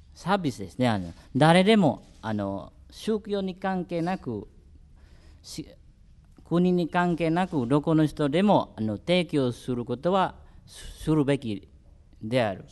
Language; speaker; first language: Japanese; non-native, fluent; Indonesian